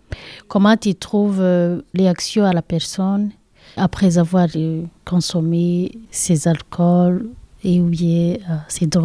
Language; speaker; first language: French; non-native, learner; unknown